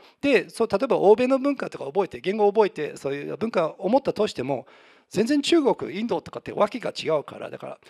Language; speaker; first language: Japanese; non-native, fluent; English